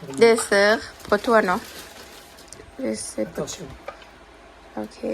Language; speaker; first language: French; non-native, learner; Thai